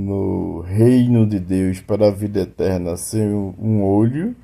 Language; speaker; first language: Portuguese; native; Portuguese